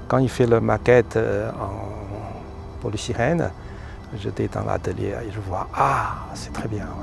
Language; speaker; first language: French; non-native, learner; Chinese